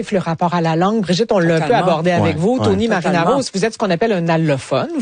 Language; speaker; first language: French; native; French